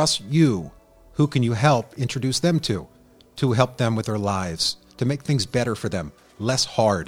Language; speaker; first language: English; native; English